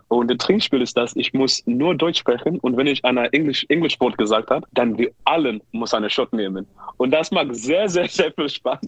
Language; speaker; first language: German; non-native, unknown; English